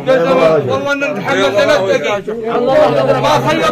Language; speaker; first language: Arabic; native; Arabic